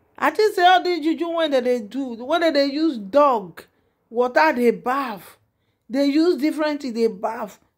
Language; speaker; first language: Nigerian Pidgin; non-native, local second language; Yoruba